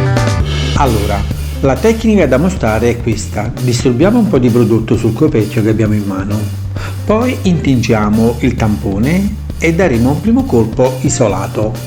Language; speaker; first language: Italian; native; Italian